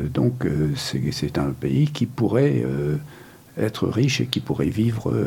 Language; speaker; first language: French; native; French